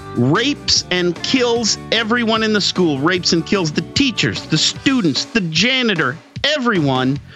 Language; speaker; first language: English; native; English